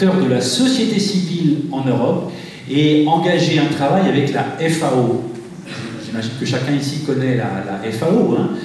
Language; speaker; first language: French; native; French